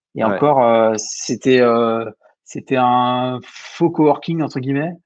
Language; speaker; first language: French; native; French